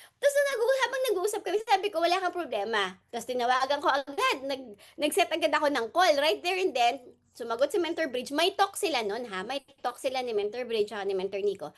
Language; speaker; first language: Filipino; non-native, local second language; Hiligaynon